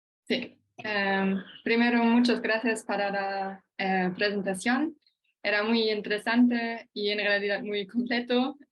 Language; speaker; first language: Spanish; non-native, fluent; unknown